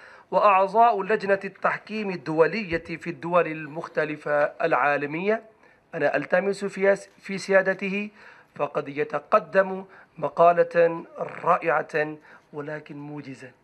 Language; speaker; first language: Arabic; non-native, fluent; Urdu